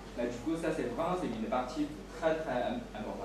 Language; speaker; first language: French; non-native, fluent; Chinese